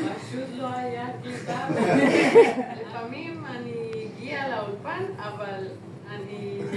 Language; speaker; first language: Hebrew; non-native, learner; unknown